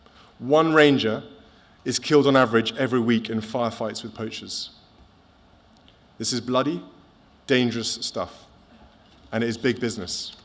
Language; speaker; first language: English; native; English